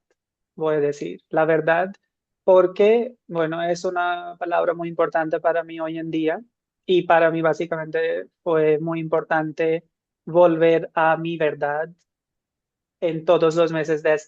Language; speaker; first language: Spanish; non-native, fluent; Hindi